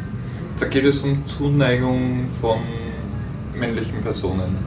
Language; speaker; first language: German; native; German